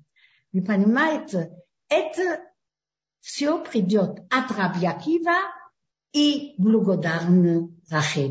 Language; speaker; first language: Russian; early bilingual, heritage; Hebrew